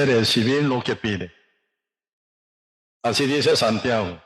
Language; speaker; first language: Spanish; non-native, learner; Korean